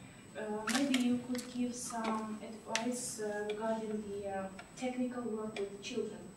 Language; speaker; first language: English; non-native, fluent; Russian